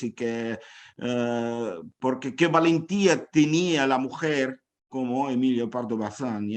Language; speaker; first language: Spanish; non-native, fluent; Ukrainian